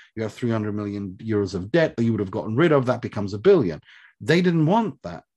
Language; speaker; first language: English; early bilingual, other home language; Swedish